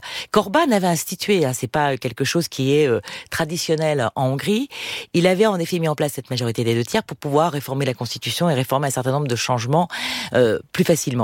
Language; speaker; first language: French; native; French